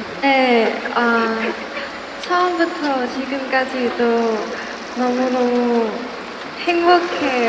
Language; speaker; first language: Korean; non-native, learner; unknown